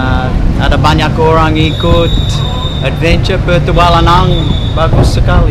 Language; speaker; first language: Indonesian; non-native, learner; English